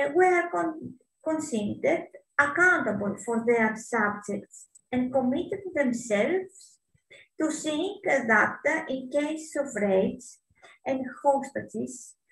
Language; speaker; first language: English; non-native, fluent; Greek